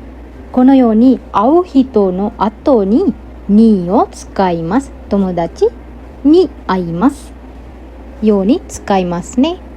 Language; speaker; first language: Japanese; non-native, fluent; Sinhala